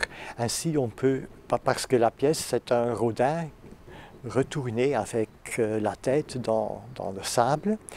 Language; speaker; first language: French; non-native, fluent; Dutch